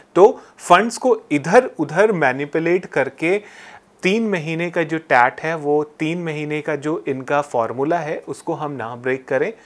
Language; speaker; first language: Hindi; native; Hindi